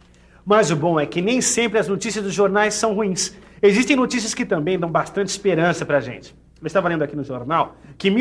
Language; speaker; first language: Portuguese; native; Portuguese